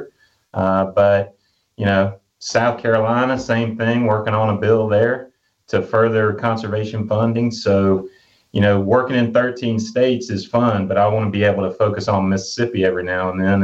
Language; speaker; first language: English; native; English